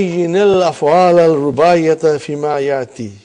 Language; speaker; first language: Arabic; non-native, fluent; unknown